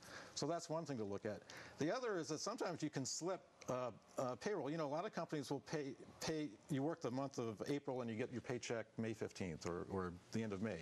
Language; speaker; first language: English; native; English